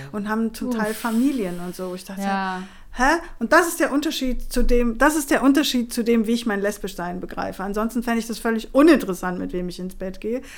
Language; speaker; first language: German; non-native, fluent; Spanish